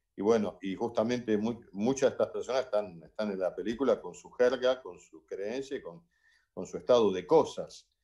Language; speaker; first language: Spanish; native; Spanish